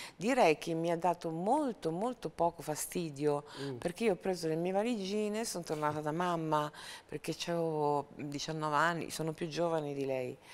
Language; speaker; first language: Italian; native; Italian